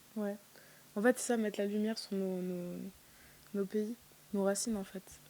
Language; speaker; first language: French; non-native, local second language; Arabic